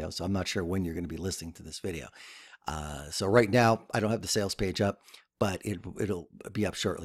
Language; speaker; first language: English; native; English